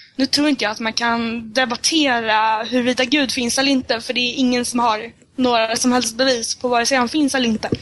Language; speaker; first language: Swedish; native; Swedish